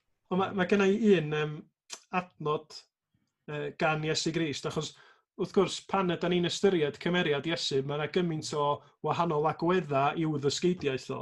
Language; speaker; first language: Welsh; native; Welsh